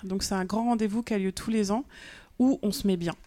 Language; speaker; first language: French; native; French